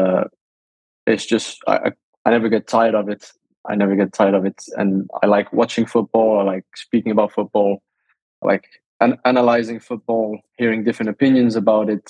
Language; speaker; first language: English; non-native, fluent; Danish